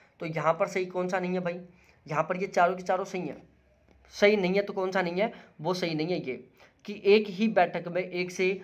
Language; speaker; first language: Hindi; native; Hindi